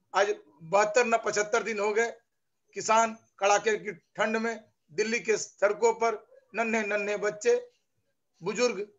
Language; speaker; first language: Hindi; non-native, local second language; Bangla